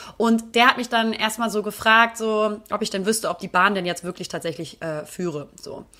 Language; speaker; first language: German; native; German